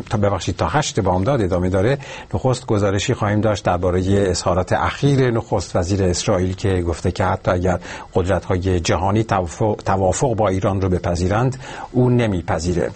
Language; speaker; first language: Persian; native; Persian